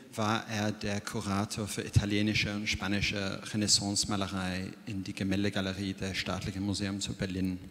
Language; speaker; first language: German; non-native, fluent; English